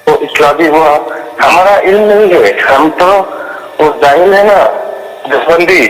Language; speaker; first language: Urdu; non-native, local second language; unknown